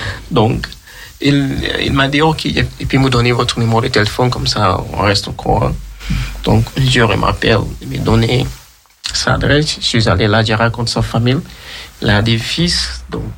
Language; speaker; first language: French; non-native, learner; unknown